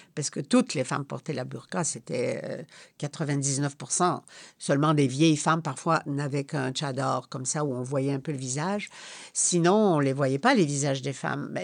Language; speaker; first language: French; non-native, fluent; Polish